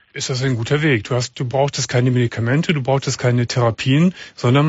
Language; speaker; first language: German; native; German